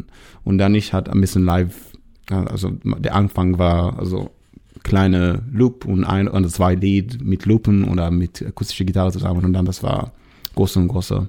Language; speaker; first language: German; non-native, fluent; Hebrew